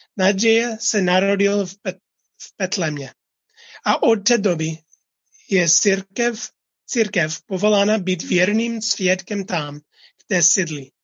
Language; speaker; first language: Czech; non-native, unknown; English